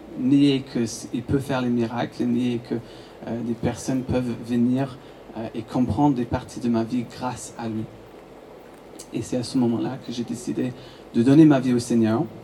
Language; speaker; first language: French; non-native, fluent; English